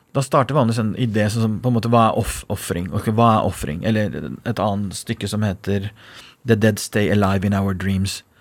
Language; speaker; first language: Norwegian; non-native, fluent; Persian